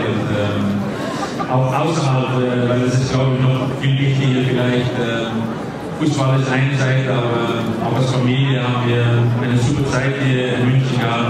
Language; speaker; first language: German; non-native, fluent; Dutch